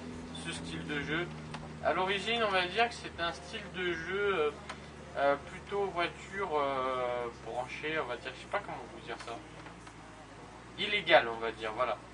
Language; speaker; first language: French; native; French